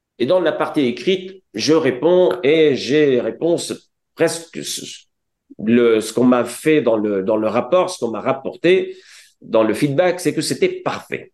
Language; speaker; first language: French; non-native, local second language; Arabic